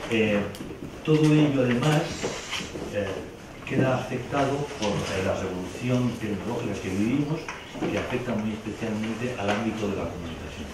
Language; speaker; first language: Spanish; native; Spanish